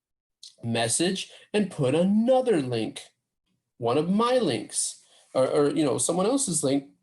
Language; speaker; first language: English; non-native, fluent; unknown